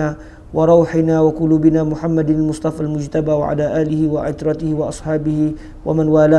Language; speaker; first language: Arabic; non-native, fluent; Malay